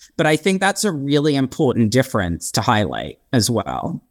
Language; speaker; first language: English; native; English